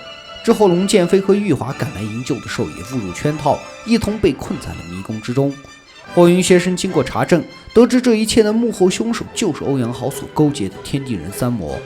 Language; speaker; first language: Chinese; native; Chinese